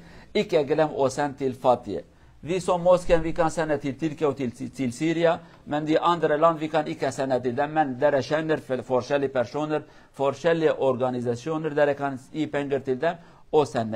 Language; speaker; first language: Norwegian; non-native, learner; Turkish